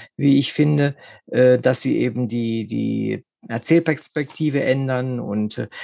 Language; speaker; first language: German; native; German